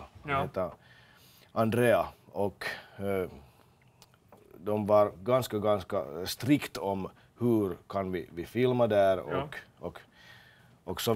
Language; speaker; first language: Swedish; non-native, local second language; Finnish